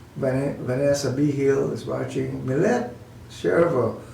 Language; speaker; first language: English; non-native, local second language; Filipino